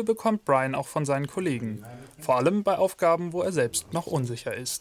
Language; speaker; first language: German; native; German